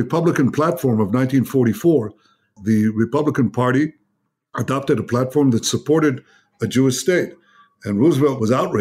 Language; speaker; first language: English; non-native, fluent; Hebrew